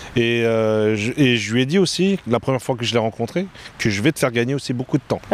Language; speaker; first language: French; native; French